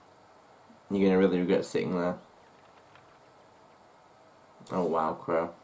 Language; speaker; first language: English; native; English